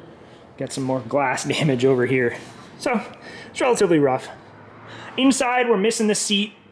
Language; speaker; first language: English; native; English